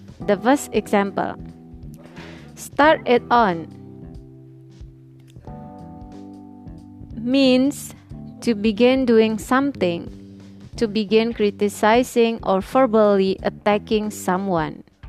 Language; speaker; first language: English; non-native, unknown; Indonesian